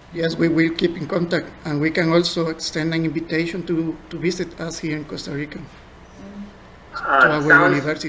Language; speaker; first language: English; non-native, learner; Spanish